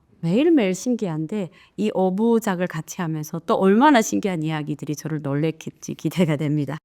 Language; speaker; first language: Korean; native; Korean